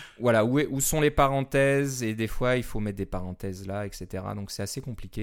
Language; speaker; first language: French; native; French